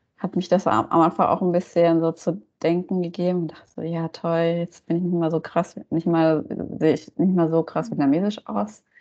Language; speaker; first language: German; native; German